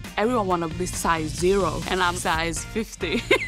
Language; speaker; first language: English; early bilingual, other home language; Serbian